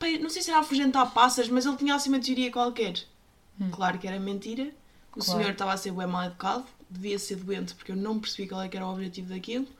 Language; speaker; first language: Portuguese; native; Portuguese